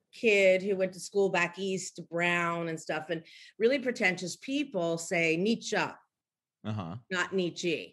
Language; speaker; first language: English; native; English